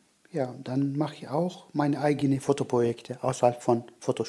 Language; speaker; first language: German; non-native, learner; Turkish